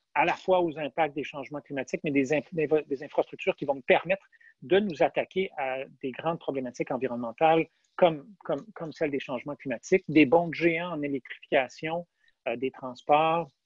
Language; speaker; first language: French; native; French